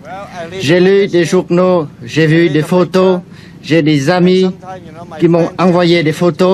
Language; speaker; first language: French; non-native, fluent; Vietnamese